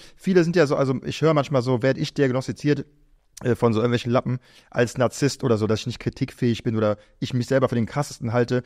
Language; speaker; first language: German; native; German